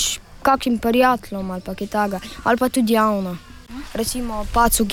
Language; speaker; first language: Slovenian; native; Slovenian